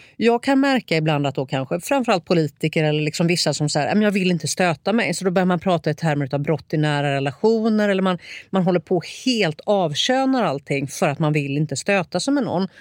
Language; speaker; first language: Swedish; native; Swedish